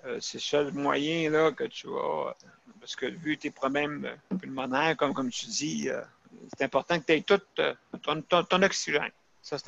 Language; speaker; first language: French; native; French